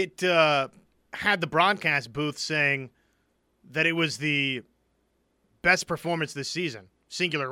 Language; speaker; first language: English; native; English